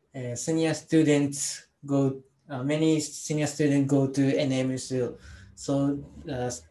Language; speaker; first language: English; non-native, learner; Japanese